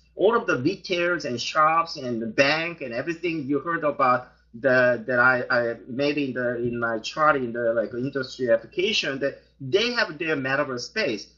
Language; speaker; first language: English; non-native, fluent; Korean